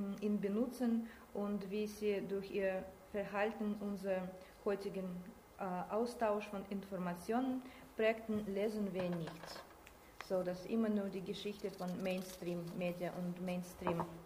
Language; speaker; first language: German; non-native, learner; Russian